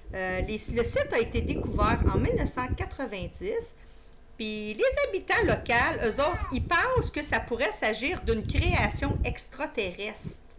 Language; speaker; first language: French; native; French